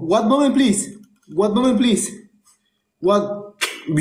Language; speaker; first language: English; non-native, learner; Spanish